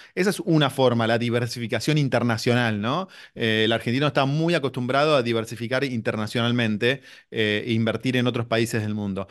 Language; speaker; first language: Spanish; native; Spanish